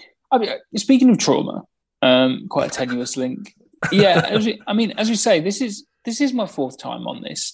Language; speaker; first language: English; native; English